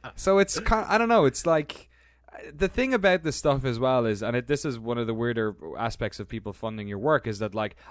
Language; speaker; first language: English; native; English